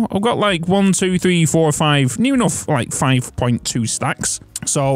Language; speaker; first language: English; native; English